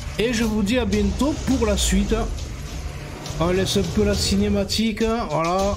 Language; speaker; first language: French; native; French